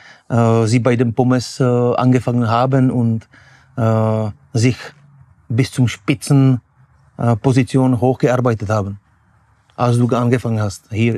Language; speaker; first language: German; non-native, fluent; Czech